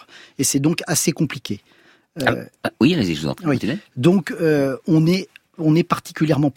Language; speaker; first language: French; native; French